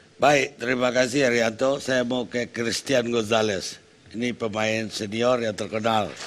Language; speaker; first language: Indonesian; native; Indonesian